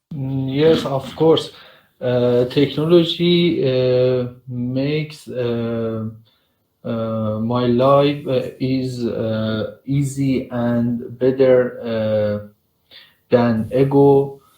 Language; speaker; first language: English; non-native, learner; Persian